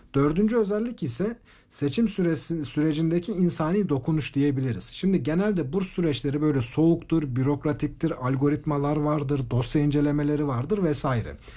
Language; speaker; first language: Turkish; native; Turkish